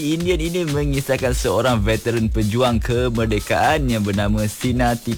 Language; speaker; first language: Malay; native; Malay